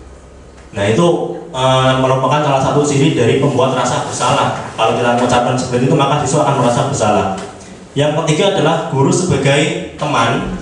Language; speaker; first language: Indonesian; native; Indonesian